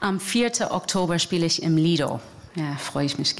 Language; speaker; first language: German; non-native, learner; English